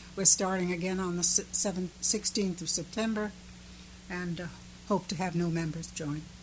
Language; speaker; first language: English; early bilingual, other home language; Finnish